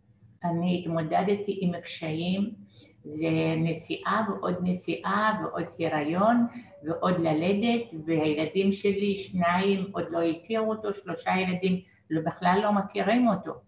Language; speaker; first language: Hebrew; non-native, fluent; Arabic